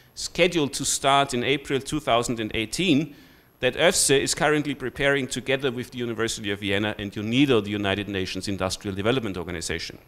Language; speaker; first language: English; non-native, fluent; German